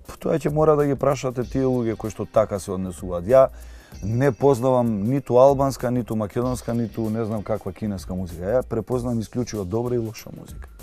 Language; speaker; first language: Macedonian; non-native, local second language; Albanian